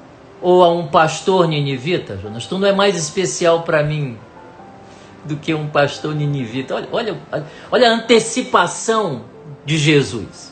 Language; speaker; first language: Portuguese; native; Portuguese